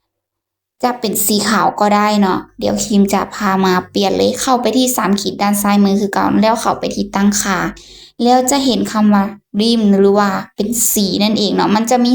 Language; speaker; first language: Thai; non-native, local second language; Lao